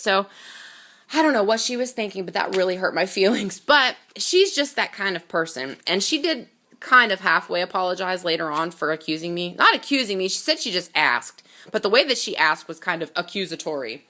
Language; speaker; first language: English; native; English